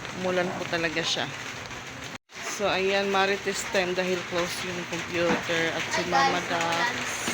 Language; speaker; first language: Filipino; non-native, local second language; Waray